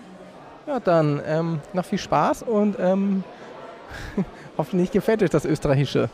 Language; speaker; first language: German; native; German